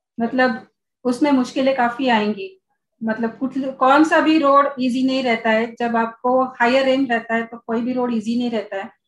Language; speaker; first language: Hindi; non-native, local second language; Marathi